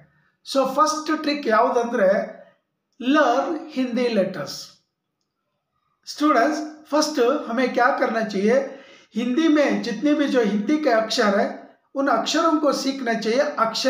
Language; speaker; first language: Hindi; non-native, local second language; Kannada